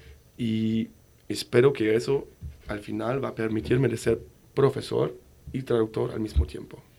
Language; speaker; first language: Spanish; non-native, fluent; German